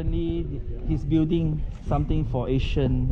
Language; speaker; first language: English; non-native, learner; Cantonese